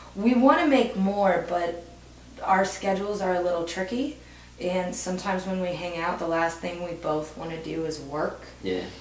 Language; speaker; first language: English; native; English